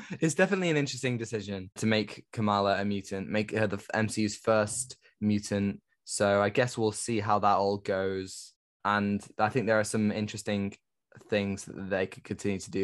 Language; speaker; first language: English; native; English